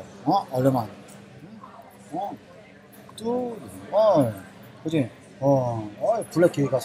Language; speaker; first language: Portuguese; non-native, learner; Korean